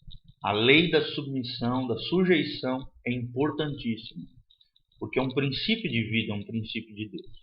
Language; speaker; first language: Portuguese; native; Portuguese